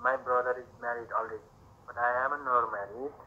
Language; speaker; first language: English; non-native, learner; Nepali